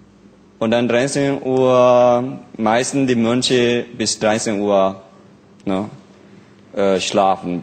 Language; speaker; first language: German; non-native, learner; Burmese